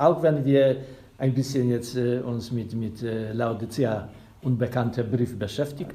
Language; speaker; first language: German; non-native, fluent; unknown